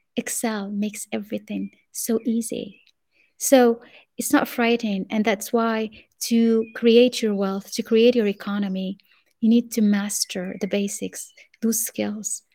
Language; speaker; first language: English; non-native, fluent; Arabic